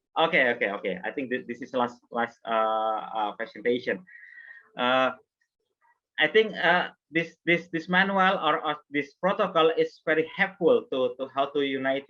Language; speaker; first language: English; non-native, fluent; Indonesian